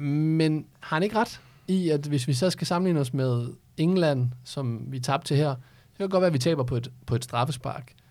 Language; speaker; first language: Danish; native; Danish